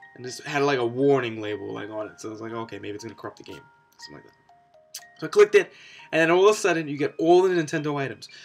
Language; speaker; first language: English; native; English